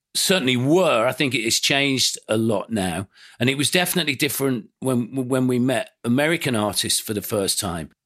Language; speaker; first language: English; native; English